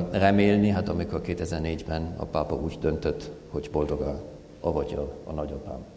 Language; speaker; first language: Hungarian; non-native, fluent; German